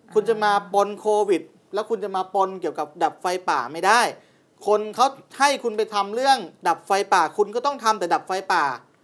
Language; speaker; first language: Thai; native; Thai